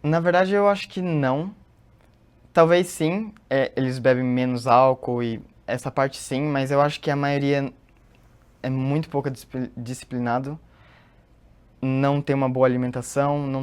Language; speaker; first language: Portuguese; early bilingual, heritage; Portuguese